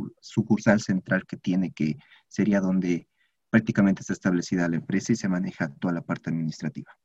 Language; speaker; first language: Spanish; native; Spanish